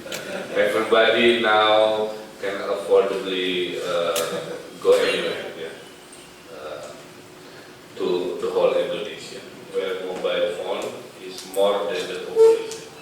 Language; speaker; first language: English; non-native, fluent; Indonesian